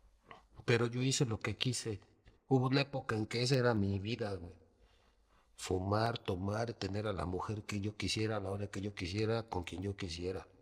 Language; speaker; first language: Spanish; native; Spanish